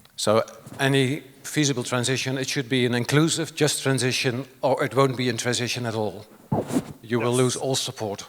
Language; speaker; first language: English; non-native, fluent; Dutch